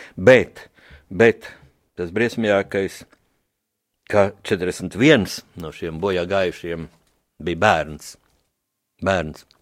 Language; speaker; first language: Latvian; native; Latvian